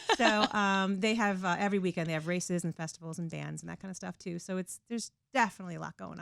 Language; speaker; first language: English; native; English